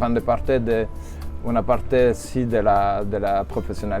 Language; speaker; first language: Spanish; non-native, learner; French